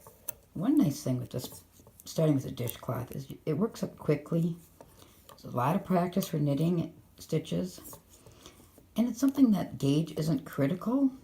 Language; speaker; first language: English; native; English